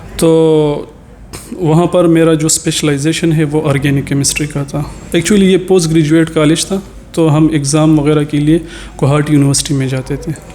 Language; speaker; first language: Urdu; non-native, local second language; Pashto